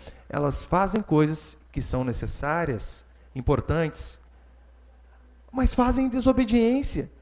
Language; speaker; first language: Portuguese; native; Portuguese